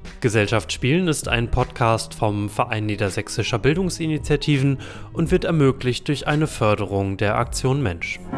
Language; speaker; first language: German; native; German